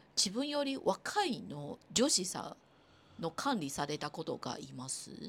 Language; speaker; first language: Japanese; non-native, fluent; Chinese